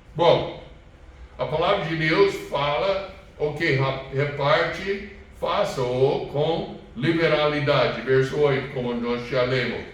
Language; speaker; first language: Portuguese; non-native, fluent; English